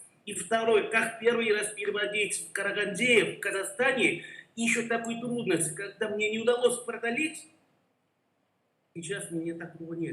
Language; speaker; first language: Russian; non-native, learner; Korean